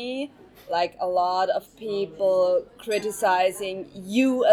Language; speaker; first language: English; non-native, fluent; German